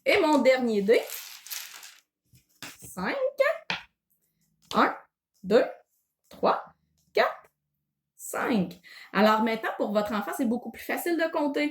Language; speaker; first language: French; native; French